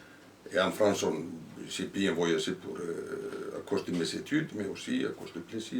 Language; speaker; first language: French; non-native, fluent; Icelandic